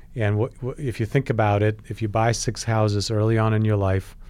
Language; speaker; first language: English; non-native, fluent; Polish